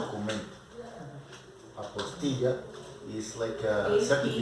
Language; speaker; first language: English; non-native, learner; Spanish